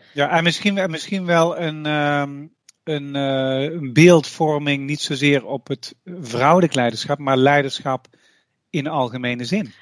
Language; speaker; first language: Dutch; native; Dutch